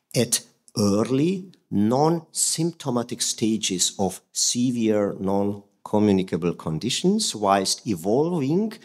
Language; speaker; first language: English; non-native, fluent; Hungarian